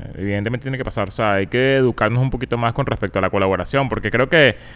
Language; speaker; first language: Spanish; native; Spanish